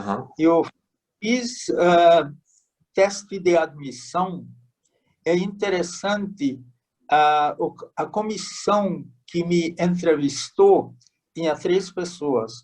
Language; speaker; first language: Portuguese; non-native, fluent; Hungarian